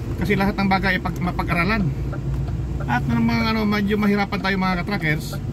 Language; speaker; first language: Filipino; non-native, local second language; Cebuano